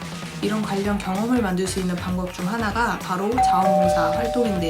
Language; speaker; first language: Korean; native; Korean